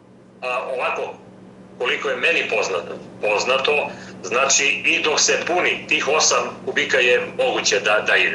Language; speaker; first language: Serbian; native; Serbian